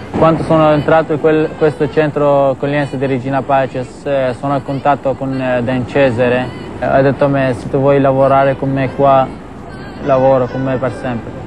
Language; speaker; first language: Italian; non-native, learner; Arabic